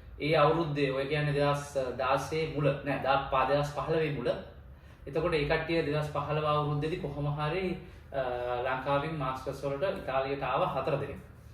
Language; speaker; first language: Sinhala; native; Sinhala